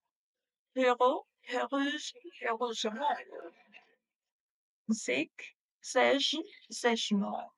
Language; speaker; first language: French; non-native, learner; Spanish